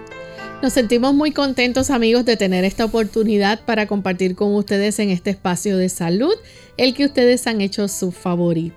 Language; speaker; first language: Spanish; native; Spanish